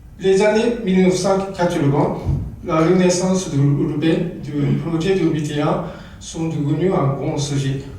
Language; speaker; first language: French; non-native, learner; Japanese